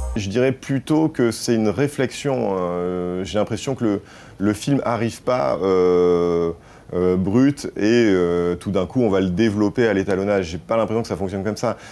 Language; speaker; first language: French; native; French